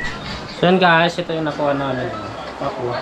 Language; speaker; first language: Filipino; non-native, local second language; Iloko